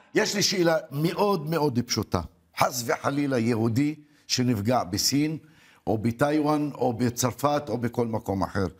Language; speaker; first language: Hebrew; non-native, local second language; Arabic